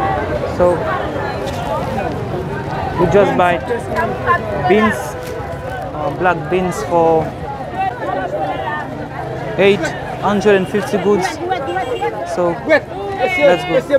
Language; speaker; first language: English; non-native, fluent; Haitian Creole